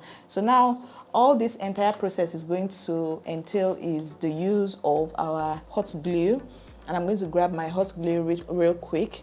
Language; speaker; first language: English; native; English